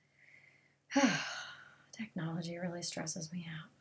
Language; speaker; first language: English; native; English